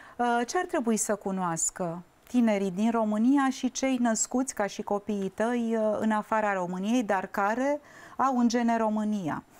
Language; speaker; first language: Romanian; native; Romanian